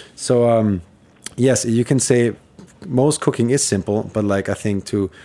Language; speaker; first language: English; non-native, fluent; German